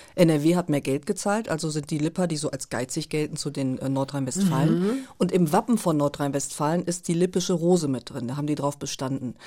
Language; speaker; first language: German; native; German